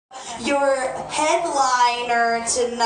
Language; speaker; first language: English; native; English